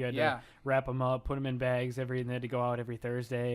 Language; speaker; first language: English; native; English